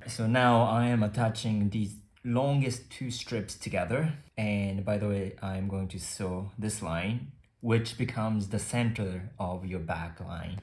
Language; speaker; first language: English; non-native, fluent; Japanese